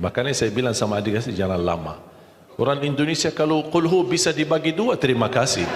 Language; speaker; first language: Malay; non-native, fluent; Arabic